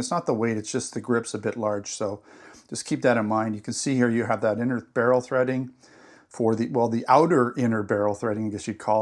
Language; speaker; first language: English; native; English